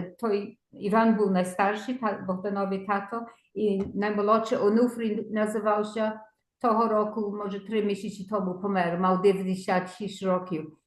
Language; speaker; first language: Ukrainian; early bilingual, heritage; Ukrainian